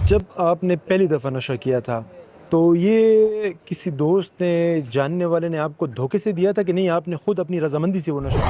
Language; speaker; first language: Urdu; native; Urdu